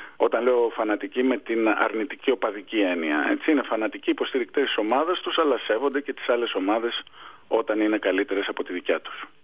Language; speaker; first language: Greek; native; Greek